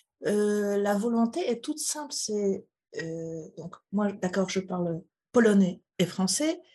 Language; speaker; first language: French; non-native, fluent; Polish